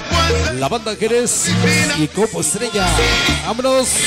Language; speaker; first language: Spanish; native; Spanish